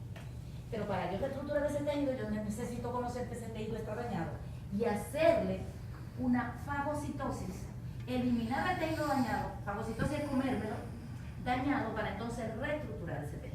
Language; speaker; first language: Spanish; native; Spanish